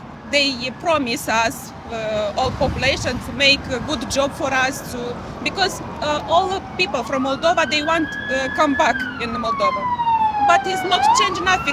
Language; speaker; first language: English; non-native, learner; Romanian